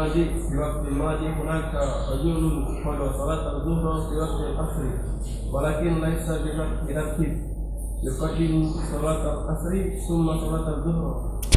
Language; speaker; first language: Arabic; non-native, learner; Indonesian